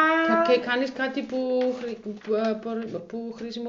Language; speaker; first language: Greek; non-native, learner; German